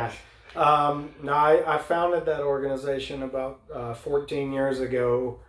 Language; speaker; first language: English; native; English